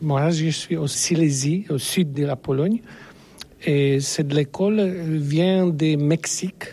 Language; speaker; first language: French; non-native, learner; Polish